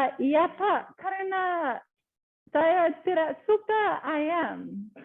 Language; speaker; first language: Indonesian; non-native, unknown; English